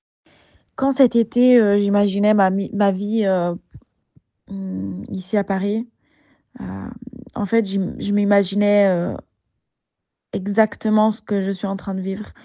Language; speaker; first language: French; non-native, fluent; Italian